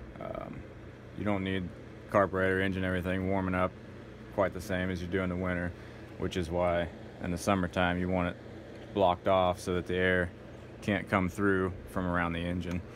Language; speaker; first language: English; native; English